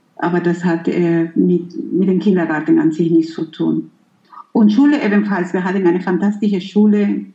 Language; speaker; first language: German; non-native, fluent; Spanish